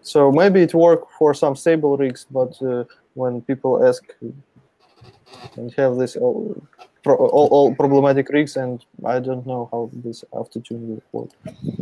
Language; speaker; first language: English; non-native, fluent; Russian